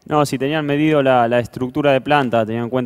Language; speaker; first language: Spanish; native; Spanish